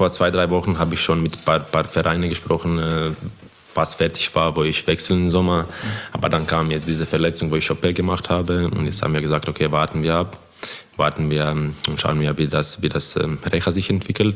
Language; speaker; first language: German; non-native, fluent; Croatian